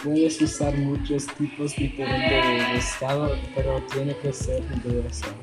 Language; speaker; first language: Spanish; non-native, learner; English